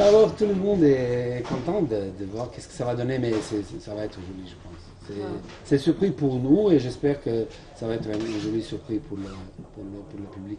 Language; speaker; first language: French; non-native, fluent; Serbian